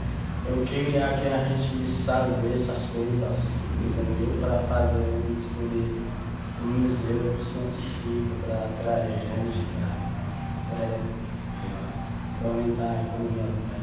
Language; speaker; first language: Portuguese; non-native, fluent; Haitian Creole